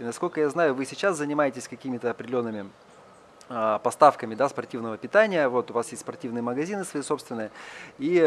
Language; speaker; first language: Russian; native; Russian